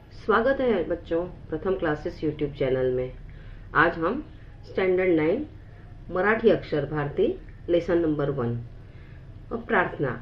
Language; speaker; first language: Hindi; non-native, local second language; Marathi